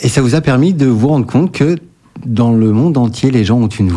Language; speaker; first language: French; native; French